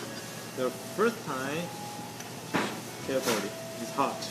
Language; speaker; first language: English; non-native, learner; Chinese